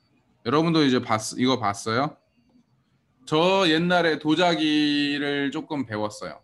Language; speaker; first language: Korean; early bilingual, heritage; Korean